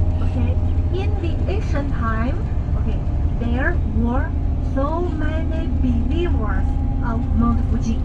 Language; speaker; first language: English; non-native, learner; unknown